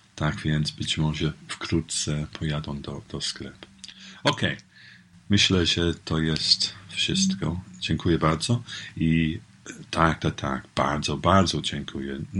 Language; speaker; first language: Polish; non-native, learner; English